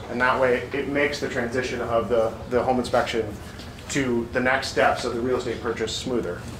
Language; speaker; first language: English; native; English